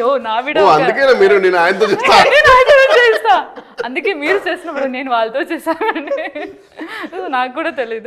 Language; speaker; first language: Telugu; non-native, learner; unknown